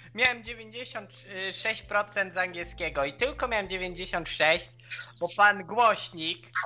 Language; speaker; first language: Polish; native; Polish